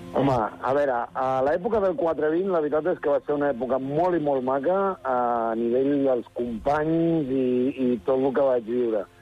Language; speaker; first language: Catalan; early bilingual, other home language; Spanish